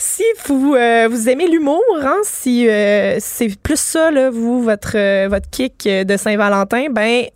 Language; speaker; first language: French; native; French